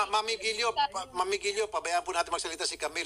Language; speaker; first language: Filipino; native; Filipino